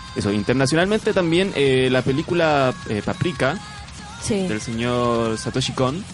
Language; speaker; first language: Spanish; non-native, fluent; Chinese